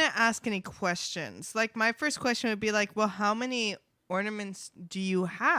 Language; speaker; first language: English; native; English